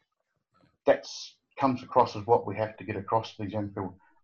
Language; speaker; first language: English; native; English